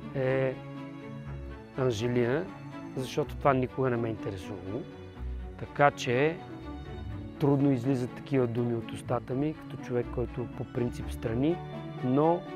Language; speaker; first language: Bulgarian; native; Bulgarian